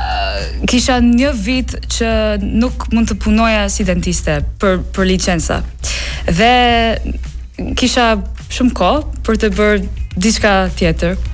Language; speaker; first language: Albanian; non-native, learner; English